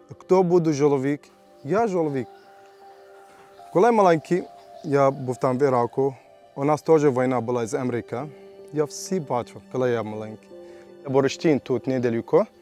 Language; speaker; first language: Ukrainian; non-native, learner; Arabic